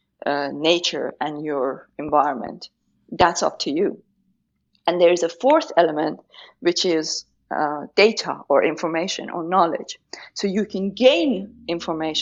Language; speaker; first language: English; non-native, fluent; Persian